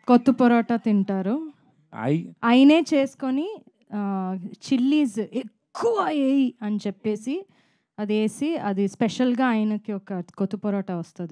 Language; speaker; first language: Telugu; non-native, fluent; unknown